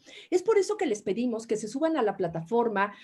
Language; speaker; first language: Spanish; native; Spanish